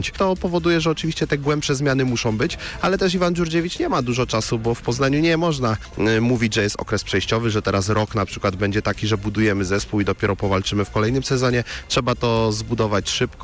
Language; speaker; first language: Polish; native; Polish